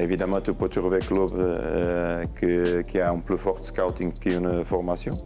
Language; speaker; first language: French; non-native, learner; Portuguese